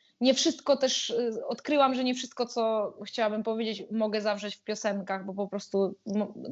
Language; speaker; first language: Polish; native; Polish